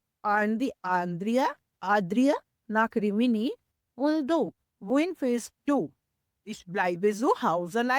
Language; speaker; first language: German; non-native, learner; Hindi